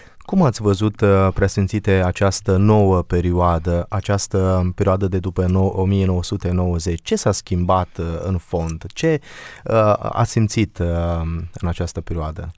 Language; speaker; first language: Romanian; native; Romanian